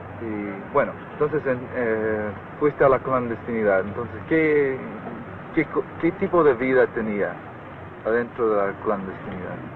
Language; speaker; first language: Spanish; non-native, fluent; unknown